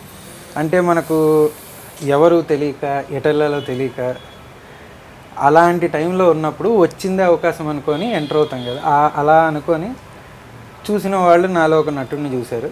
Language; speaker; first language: Telugu; native; Telugu